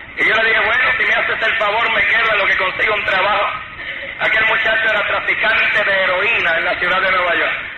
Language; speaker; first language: Spanish; native; Spanish